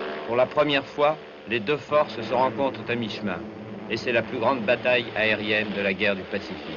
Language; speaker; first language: French; native; French